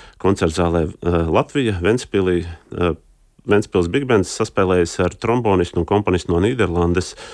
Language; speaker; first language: Latvian; native; Latvian